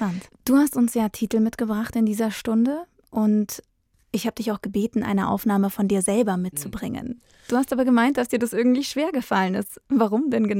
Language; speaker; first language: German; native; German